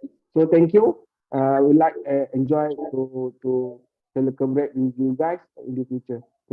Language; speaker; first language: English; non-native, local second language; Malay